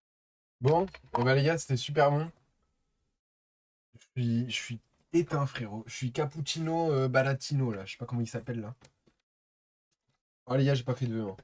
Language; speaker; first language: French; native; French